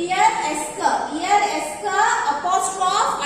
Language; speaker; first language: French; non-native, fluent; Tamil